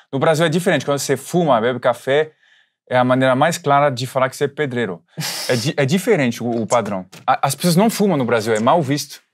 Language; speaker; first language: Portuguese; non-native, fluent; French